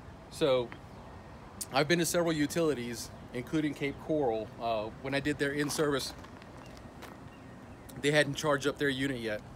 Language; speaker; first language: English; native; English